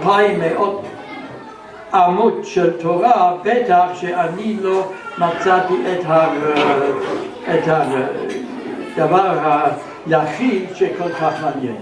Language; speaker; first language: Hebrew; non-native, fluent; German